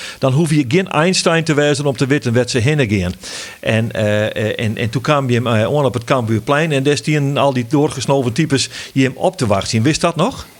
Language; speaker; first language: Dutch; non-native, local second language; Western Frisian